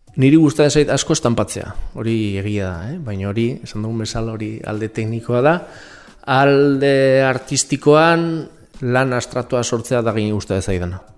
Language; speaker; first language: Basque; non-native, local second language; Spanish